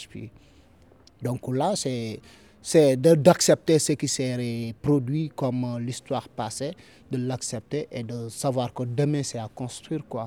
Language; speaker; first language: French; non-native, local second language; Fula